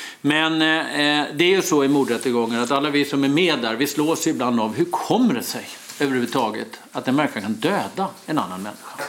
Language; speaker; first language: Swedish; native; Swedish